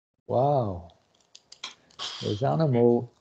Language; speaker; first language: French; non-native, learner; English